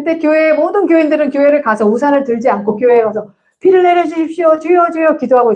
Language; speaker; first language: Korean; native; Korean